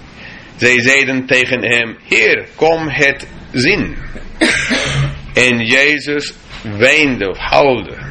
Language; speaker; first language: Dutch; non-native, fluent; English